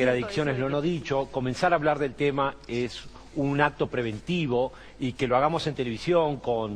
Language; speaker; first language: Spanish; native; Spanish